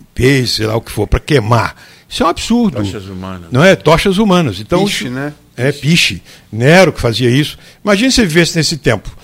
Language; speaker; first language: Portuguese; native; Portuguese